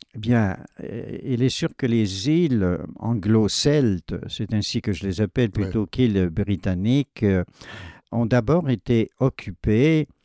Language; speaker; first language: French; native; French